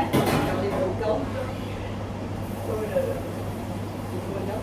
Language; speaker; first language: French; native; French